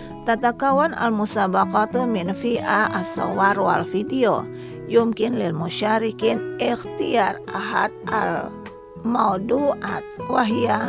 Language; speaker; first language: Arabic; non-native, fluent; Indonesian